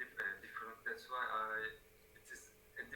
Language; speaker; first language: English; non-native, learner; Turkish